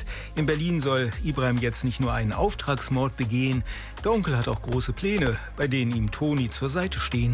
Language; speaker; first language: German; native; German